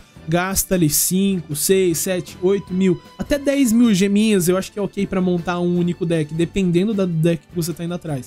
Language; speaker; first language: Portuguese; native; Portuguese